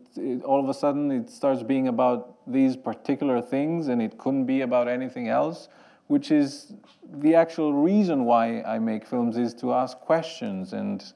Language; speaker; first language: English; non-native, fluent; Greek